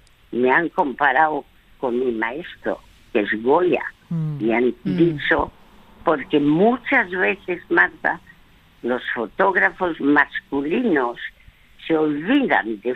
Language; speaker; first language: Spanish; early bilingual, other home language; French